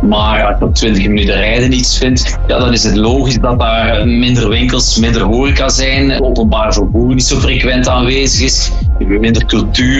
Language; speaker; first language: Dutch; native; Dutch